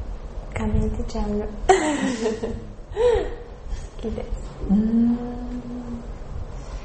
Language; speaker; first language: Japanese; non-native, learner; Russian